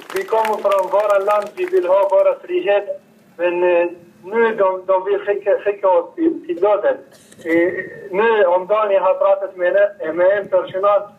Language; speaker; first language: Swedish; non-native, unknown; Arabic